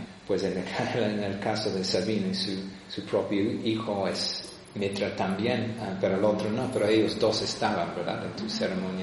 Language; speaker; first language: Spanish; non-native, fluent; English